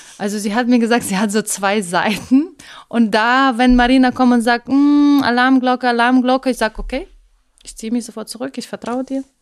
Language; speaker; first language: German; non-native, fluent; Ukrainian